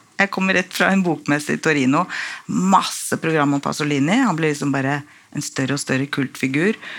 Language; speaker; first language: Norwegian; native; Norwegian